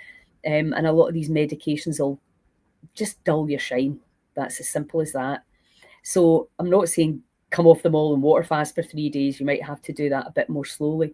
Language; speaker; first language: English; native; English